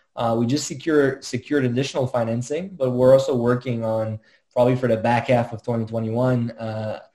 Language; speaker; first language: English; native; English